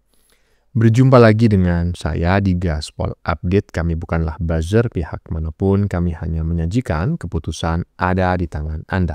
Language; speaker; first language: Indonesian; native; Indonesian